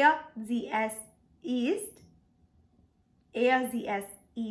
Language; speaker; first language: German; non-native, fluent; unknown